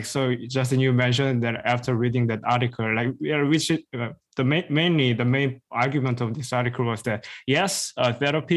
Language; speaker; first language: English; non-native, fluent; Korean